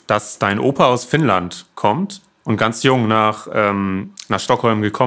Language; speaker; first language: German; native; German